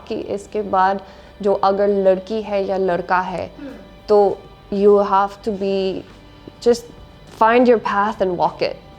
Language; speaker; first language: Hindi; non-native, learner; English